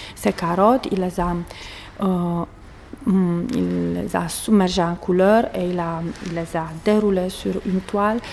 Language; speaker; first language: French; non-native, fluent; Portuguese